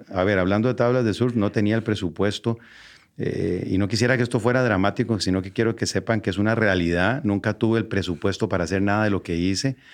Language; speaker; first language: Spanish; native; Spanish